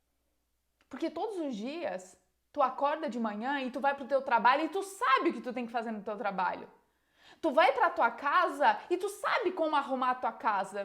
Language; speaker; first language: Portuguese; native; Portuguese